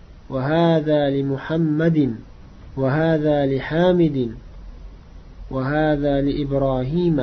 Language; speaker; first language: Arabic; non-native, fluent; Uzbek